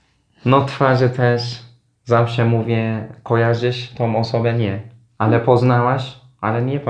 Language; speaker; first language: Polish; non-native, learner; Turkish